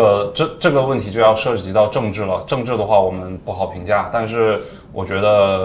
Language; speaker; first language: Chinese; native; Chinese